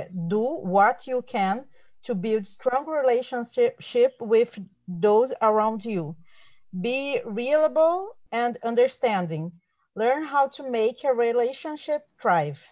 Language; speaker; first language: English; non-native, learner; Portuguese